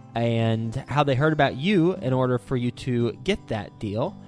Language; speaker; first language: English; native; English